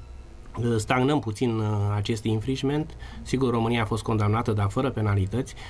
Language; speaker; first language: Romanian; native; Romanian